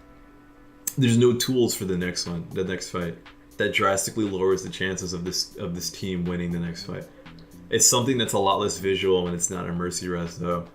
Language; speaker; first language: English; native; English